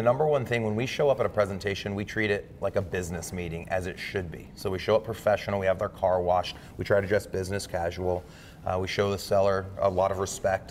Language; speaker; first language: English; native; English